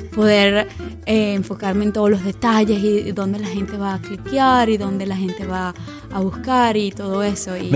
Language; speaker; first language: Spanish; native; Spanish